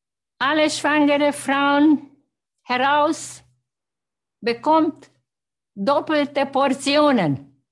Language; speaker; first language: German; non-native, learner; Hungarian